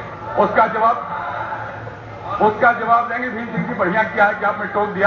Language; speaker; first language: Hindi; native; Hindi